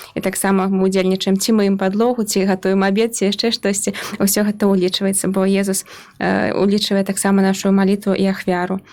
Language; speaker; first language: Belarusian; native; Belarusian